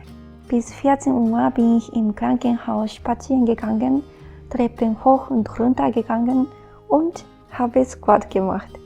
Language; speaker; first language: German; non-native, fluent; Japanese